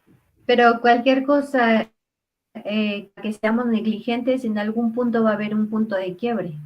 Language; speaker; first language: Spanish; native; Spanish